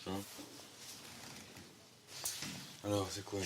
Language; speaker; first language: French; native; French